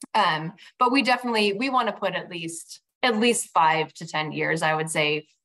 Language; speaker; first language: English; native; English